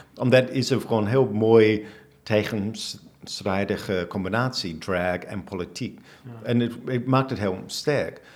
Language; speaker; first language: Dutch; non-native, fluent; English